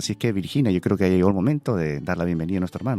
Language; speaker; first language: Spanish; native; Spanish